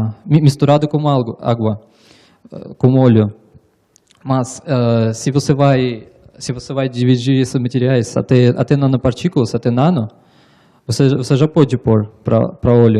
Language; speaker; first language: Portuguese; non-native, learner; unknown